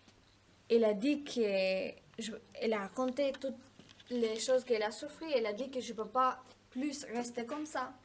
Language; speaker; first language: French; non-native, learner; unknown